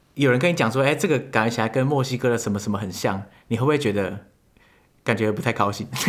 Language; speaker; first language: Chinese; native; Chinese